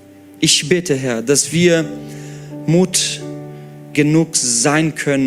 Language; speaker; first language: German; non-native, fluent; Portuguese